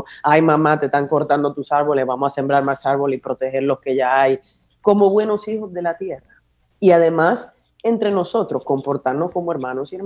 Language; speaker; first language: Spanish; native; Spanish